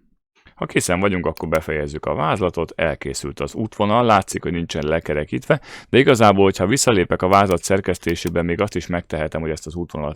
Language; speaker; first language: Hungarian; native; Hungarian